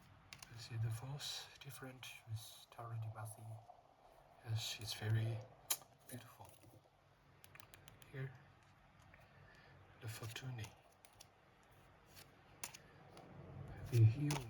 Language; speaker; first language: English; non-native, learner; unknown